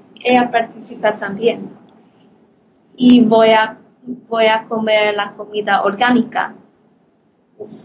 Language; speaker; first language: Spanish; non-native, learner; Polish